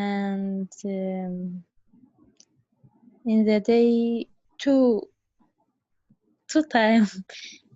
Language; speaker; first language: English; non-native, learner; Central Kurdish